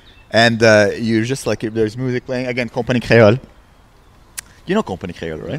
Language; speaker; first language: English; native; English